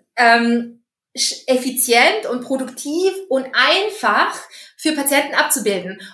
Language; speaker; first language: German; early bilingual, other home language; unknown